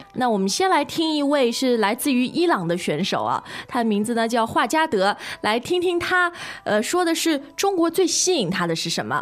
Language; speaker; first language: Chinese; native; Chinese